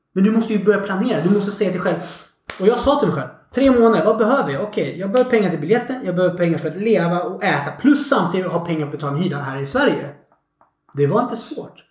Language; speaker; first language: Swedish; non-native, fluent; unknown